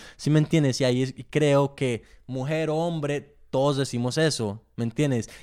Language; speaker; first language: Spanish; early bilingual, heritage; Spanish